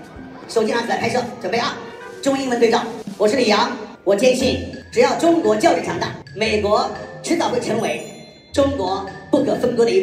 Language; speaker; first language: Chinese; native; Chinese